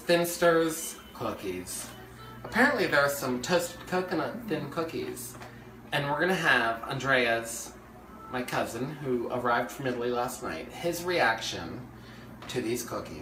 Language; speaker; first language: English; native; English